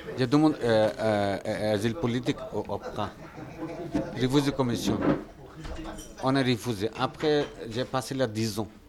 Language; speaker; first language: French; non-native, learner; Bangla